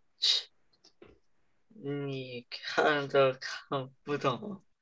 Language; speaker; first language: Chinese; early bilingual, heritage; Chinese